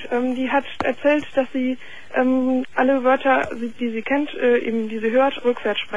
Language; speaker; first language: German; native; German